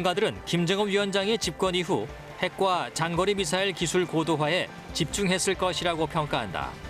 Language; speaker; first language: Korean; native; Korean